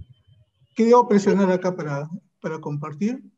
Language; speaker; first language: Spanish; native; Spanish